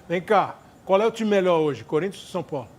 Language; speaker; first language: Portuguese; native; Portuguese